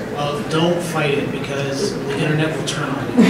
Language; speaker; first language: English; native; English